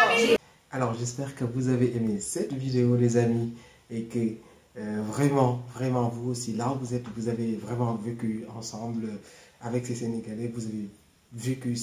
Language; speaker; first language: French; non-native, local second language; Wolof